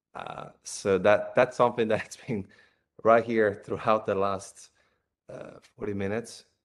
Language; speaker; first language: English; non-native, fluent; Italian